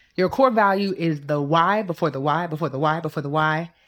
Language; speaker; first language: English; early bilingual, other home language; Yoruba